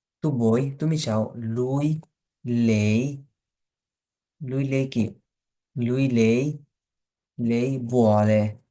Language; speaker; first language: Italian; non-native, fluent; Bangla